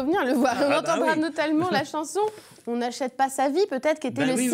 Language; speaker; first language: French; native; French